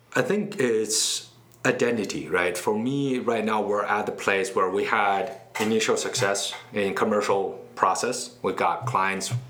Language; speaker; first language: English; non-native, fluent; Chinese